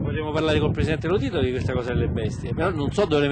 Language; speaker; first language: Italian; native; Italian